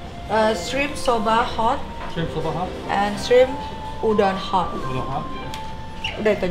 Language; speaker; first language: Indonesian; native; Indonesian